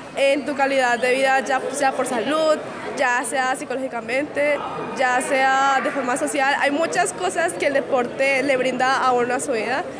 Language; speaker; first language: Spanish; native; Spanish